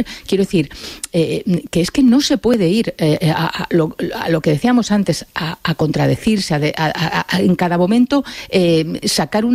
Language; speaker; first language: Spanish; native; Spanish